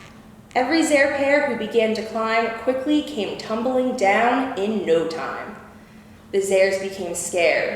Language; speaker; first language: English; native; English